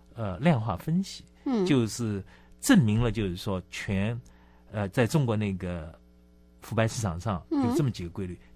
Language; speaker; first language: Chinese; native; Chinese